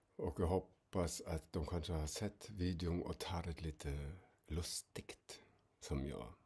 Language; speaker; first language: Swedish; non-native, fluent; German